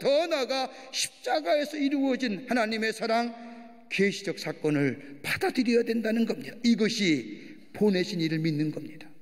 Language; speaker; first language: Korean; native; Korean